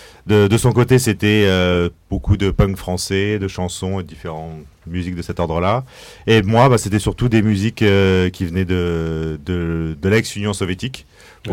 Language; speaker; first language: French; native; French